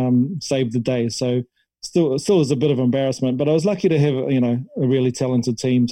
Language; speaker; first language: English; native; English